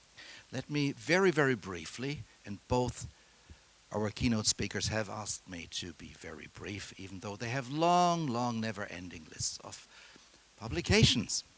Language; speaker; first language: English; non-native, fluent; German